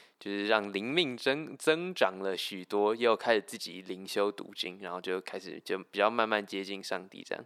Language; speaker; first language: Chinese; native; Chinese